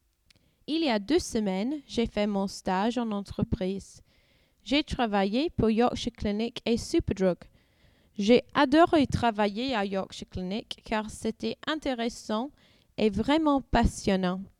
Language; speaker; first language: French; non-native, learner; English